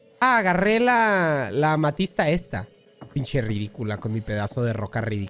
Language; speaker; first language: Spanish; native; Spanish